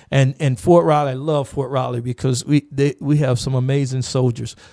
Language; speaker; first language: English; native; English